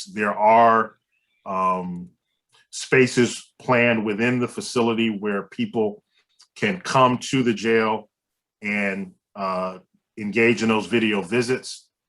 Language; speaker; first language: English; native; English